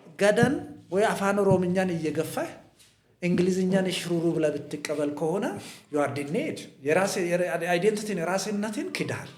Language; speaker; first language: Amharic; non-native, local second language; Hadiyya